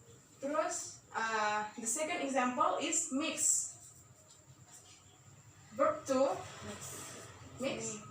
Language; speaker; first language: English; non-native, learner; Indonesian